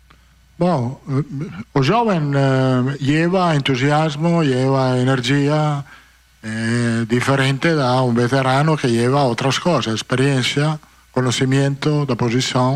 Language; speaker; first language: Portuguese; non-native, learner; Italian